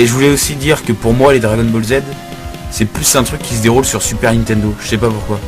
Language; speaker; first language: French; native; French